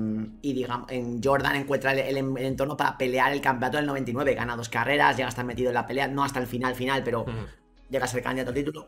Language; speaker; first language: Spanish; native; Spanish